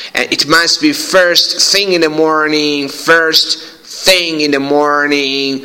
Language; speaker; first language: English; non-native, fluent; Persian